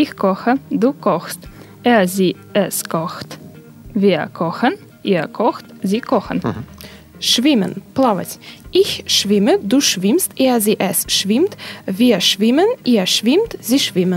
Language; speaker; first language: German; non-native, learner; Russian